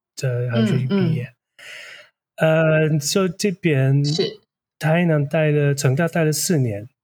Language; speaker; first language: Chinese; non-native, fluent; Dutch